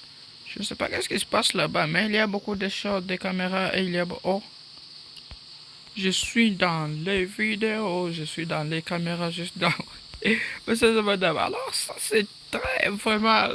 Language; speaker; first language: French; non-native, learner; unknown